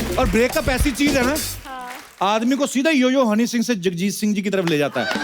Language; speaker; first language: Hindi; non-native, local second language; Punjabi